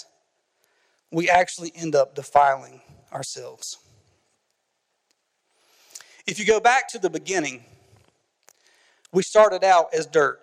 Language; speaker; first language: English; native; English